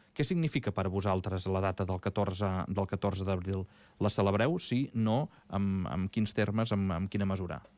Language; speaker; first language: Catalan; native; Catalan